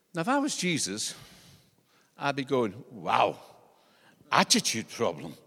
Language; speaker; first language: English; native; English